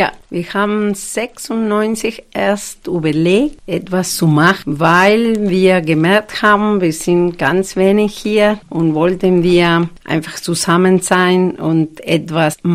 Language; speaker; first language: German; non-native, fluent; Spanish